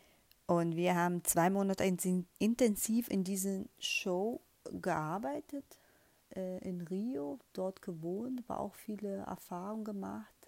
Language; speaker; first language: German; non-native, fluent; Portuguese